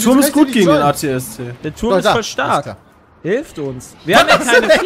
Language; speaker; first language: German; native; German